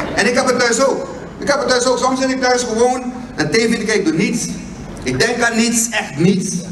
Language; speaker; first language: Dutch; native; Dutch